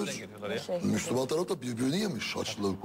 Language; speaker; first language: Turkish; native; Turkish